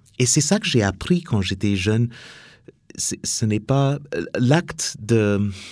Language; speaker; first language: French; non-native, fluent; English